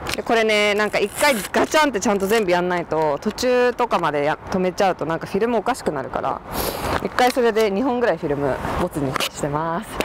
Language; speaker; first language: Japanese; early bilingual, heritage; Japanese